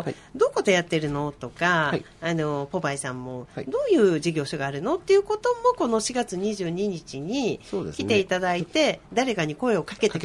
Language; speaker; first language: Japanese; native; Japanese